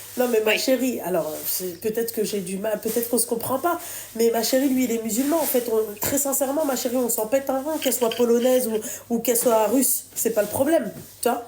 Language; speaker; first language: French; native; French